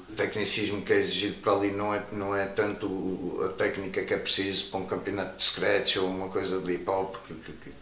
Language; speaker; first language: Portuguese; native; Portuguese